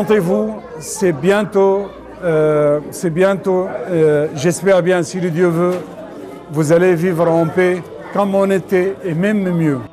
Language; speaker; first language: French; non-native, fluent; Arabic